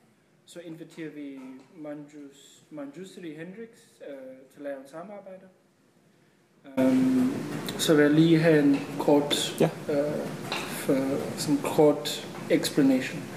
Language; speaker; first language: Danish; non-native, fluent; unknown